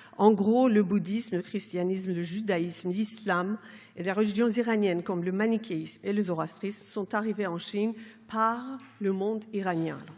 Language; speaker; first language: French; non-native, fluent; Persian